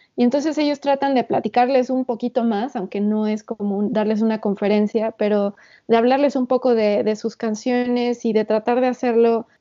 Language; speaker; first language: English; non-native, fluent; Spanish